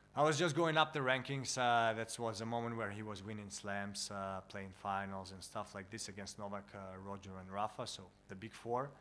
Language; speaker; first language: English; non-native, fluent; Russian